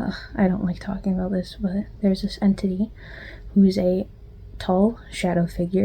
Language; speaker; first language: English; native; English